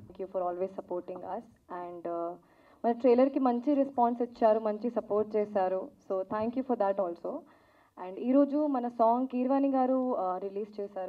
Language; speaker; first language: Telugu; non-native, learner; Hindi